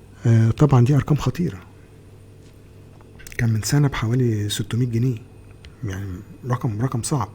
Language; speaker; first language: Arabic; native; Arabic